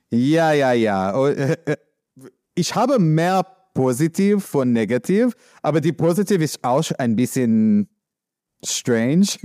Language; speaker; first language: German; non-native, learner; English